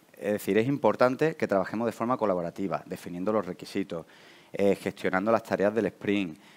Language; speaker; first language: Spanish; native; Spanish